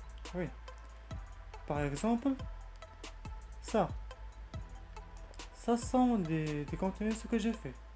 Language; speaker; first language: French; non-native, learner; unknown